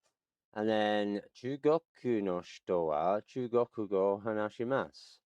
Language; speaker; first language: Japanese; non-native, learner; English